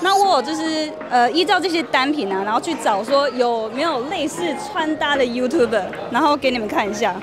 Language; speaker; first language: Chinese; native; Chinese